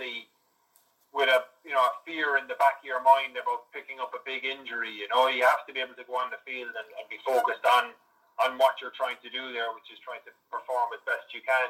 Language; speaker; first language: English; native; English